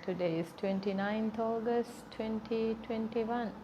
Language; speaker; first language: English; non-native, local second language; Sinhala